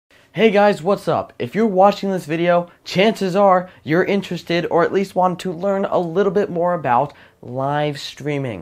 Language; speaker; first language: English; native; English